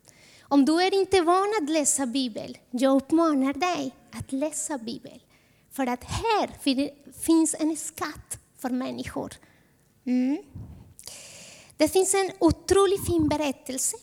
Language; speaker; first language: Swedish; non-native, fluent; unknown